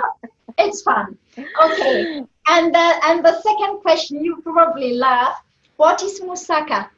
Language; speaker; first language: English; non-native, fluent; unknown